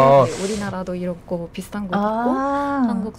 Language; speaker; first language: Korean; non-native, fluent; Persian